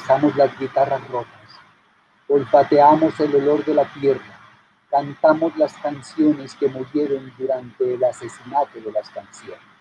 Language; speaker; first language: Spanish; native; Spanish